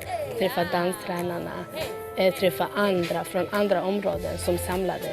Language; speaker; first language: Swedish; early bilingual, other home language; Albanian